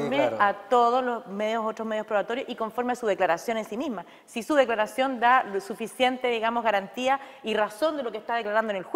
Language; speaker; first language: Spanish; native; Spanish